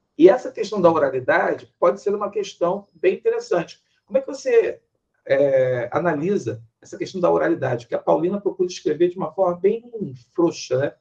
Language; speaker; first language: Portuguese; native; Portuguese